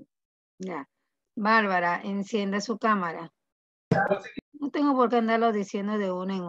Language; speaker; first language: Spanish; native; Spanish